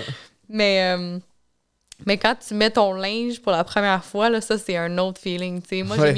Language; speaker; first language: French; native; French